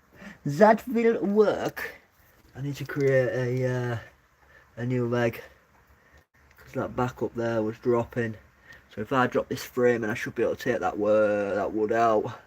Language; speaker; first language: English; native; English